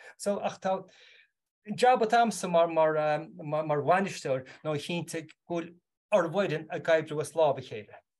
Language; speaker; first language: Irish; native; Irish